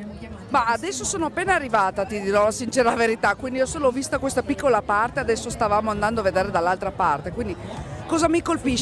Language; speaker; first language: Italian; native; Italian